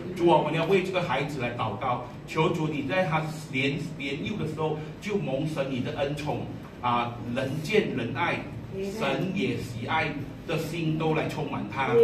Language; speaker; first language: Chinese; native; Chinese